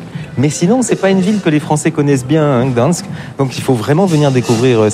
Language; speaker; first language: French; native; French